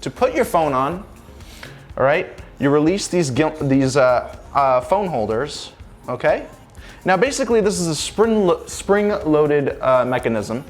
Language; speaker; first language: English; native; English